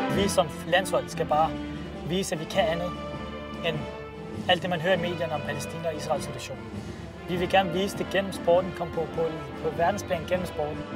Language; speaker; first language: Danish; early bilingual, other home language; Arabic